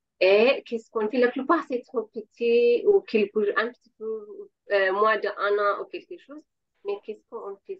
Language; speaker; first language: French; non-native, learner; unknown